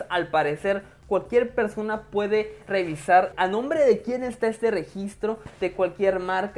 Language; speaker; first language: Spanish; native; Spanish